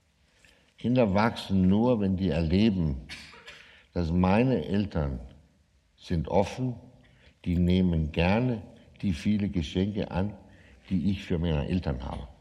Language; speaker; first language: German; non-native, fluent; Danish